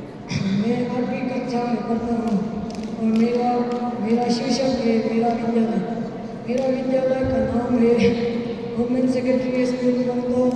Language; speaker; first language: Hindi; non-native, local second language; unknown